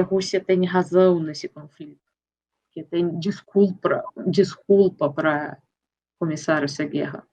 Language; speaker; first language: Portuguese; non-native, fluent; Russian